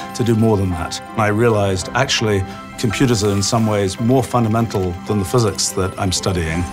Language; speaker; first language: English; native; English